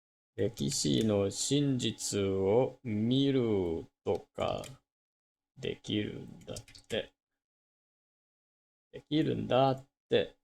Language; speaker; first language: Japanese; non-native, learner; English